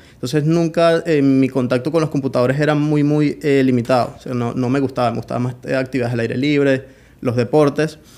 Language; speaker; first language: Spanish; native; Spanish